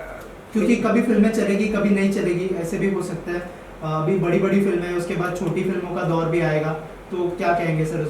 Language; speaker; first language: Hindi; native; Hindi